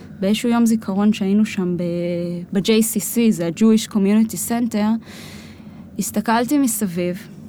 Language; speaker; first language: Hebrew; native; Hebrew